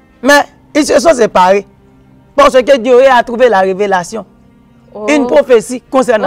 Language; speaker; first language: French; non-native, local second language; Haitian Creole